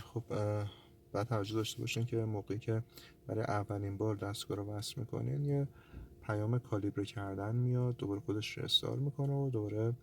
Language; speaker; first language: Persian; native; Persian